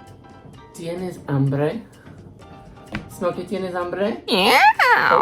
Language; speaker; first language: Spanish; non-native, learner; English